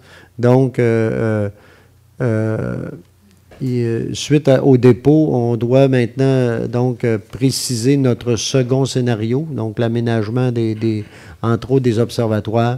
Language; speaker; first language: French; native; French